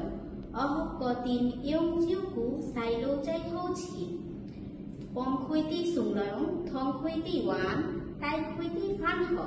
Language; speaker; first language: Cantonese; non-native, learner; Bangla